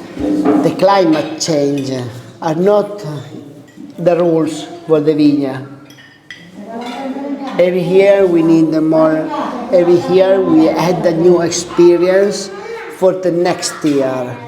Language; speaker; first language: English; non-native, learner; Italian